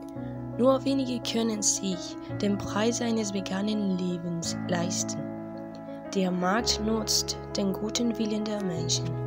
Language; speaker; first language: German; non-native, learner; Spanish